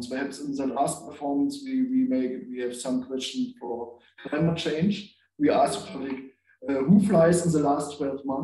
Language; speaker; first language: English; non-native, learner; German